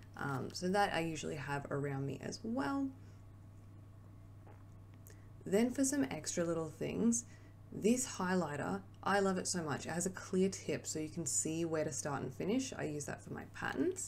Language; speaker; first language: English; native; English